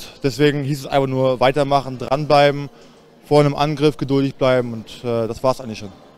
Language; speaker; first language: German; native; German